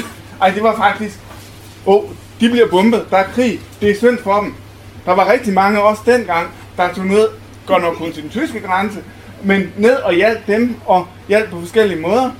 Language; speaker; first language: Danish; native; Danish